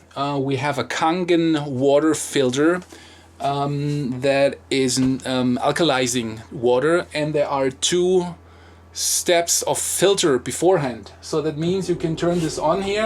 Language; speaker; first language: English; non-native, fluent; German